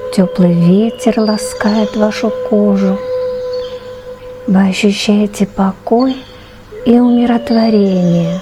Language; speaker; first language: Russian; native; Russian